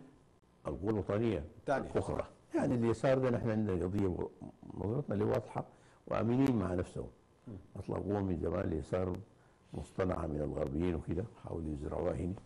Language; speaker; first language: Arabic; native; Arabic